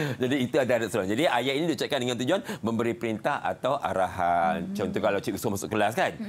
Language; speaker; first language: Malay; native; Malay